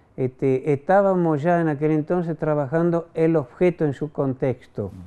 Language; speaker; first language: Spanish; non-native, fluent; French